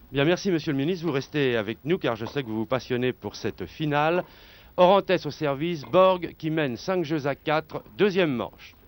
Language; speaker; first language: French; native; French